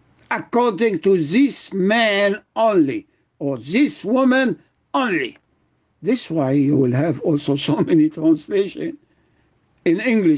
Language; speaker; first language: English; non-native, fluent; Arabic